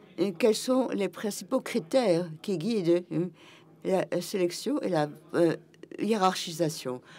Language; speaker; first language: French; non-native, fluent; German